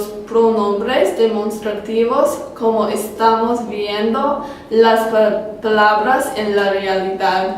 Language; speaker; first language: Spanish; non-native, learner; English